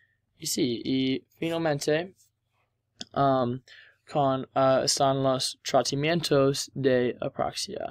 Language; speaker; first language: Spanish; non-native, learner; English